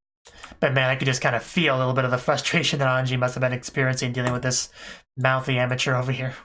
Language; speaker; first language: English; native; English